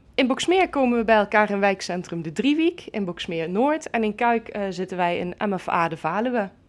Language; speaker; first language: Dutch; native; Dutch